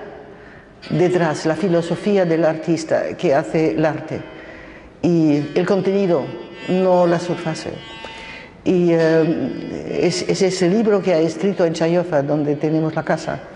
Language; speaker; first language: Spanish; non-native, fluent; German